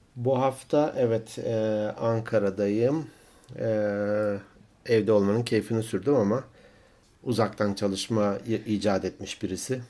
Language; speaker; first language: Turkish; native; Turkish